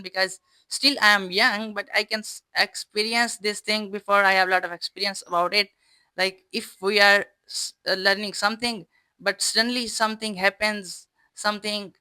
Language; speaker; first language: English; non-native, fluent; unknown